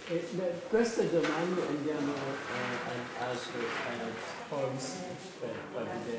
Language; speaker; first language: Italian; non-native, learner; English